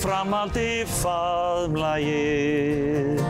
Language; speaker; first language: Icelandic; native; Icelandic